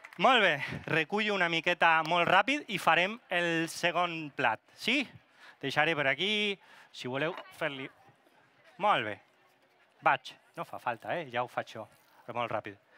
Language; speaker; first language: Catalan; non-native, local second language; Spanish